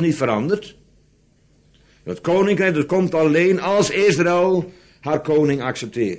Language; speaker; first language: Dutch; native; Dutch